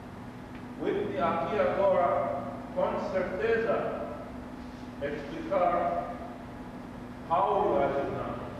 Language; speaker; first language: Portuguese; non-native, learner; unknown